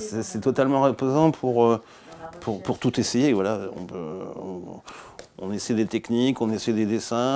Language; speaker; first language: French; native; French